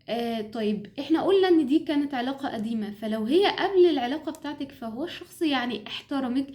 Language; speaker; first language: Arabic; native; Arabic